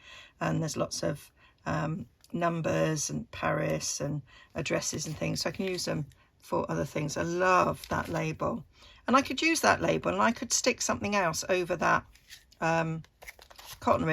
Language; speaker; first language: English; native; English